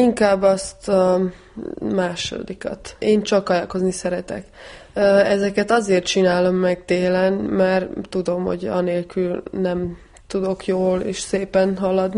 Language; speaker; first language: Hungarian; non-native, fluent; Serbian